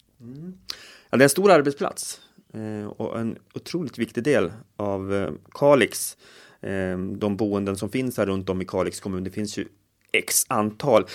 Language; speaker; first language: Swedish; native; Swedish